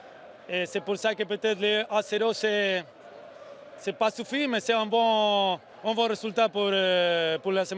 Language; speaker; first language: French; non-native, learner; Spanish